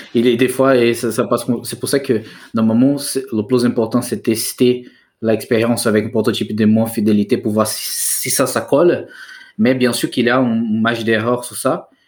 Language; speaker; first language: French; non-native, fluent; Portuguese